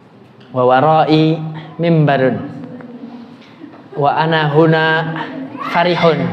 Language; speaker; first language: Arabic; non-native, fluent; Indonesian